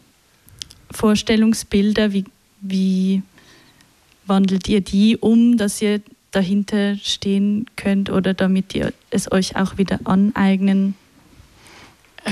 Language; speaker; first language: German; native; German